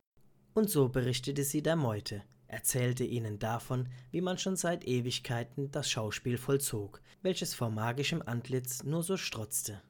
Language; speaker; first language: German; native; German